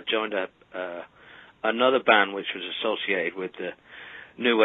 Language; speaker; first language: English; native; English